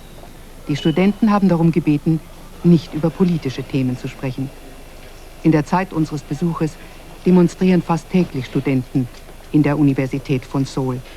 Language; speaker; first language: German; native; German